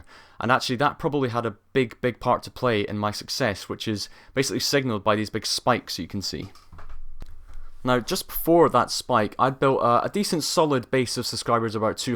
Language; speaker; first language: English; native; English